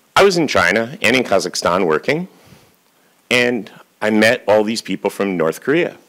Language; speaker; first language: English; native; English